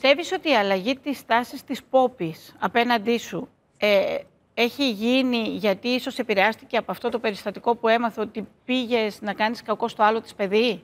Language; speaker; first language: Greek; native; Greek